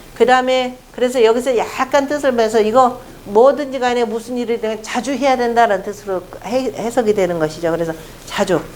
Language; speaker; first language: Korean; native; Korean